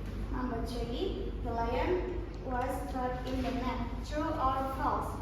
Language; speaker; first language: English; non-native, learner; Indonesian